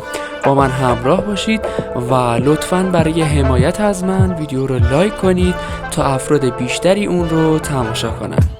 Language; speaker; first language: Persian; native; Persian